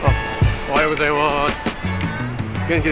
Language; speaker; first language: Japanese; non-native, learner; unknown